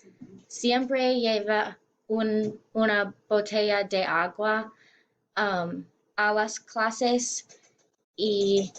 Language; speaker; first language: Spanish; non-native, learner; English